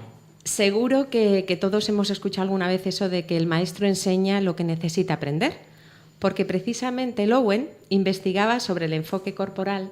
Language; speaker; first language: Spanish; native; Spanish